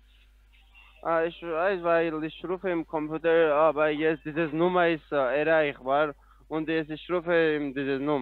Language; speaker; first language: German; non-native, learner; Italian